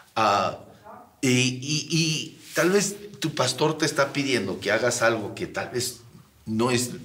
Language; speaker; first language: Spanish; native; Spanish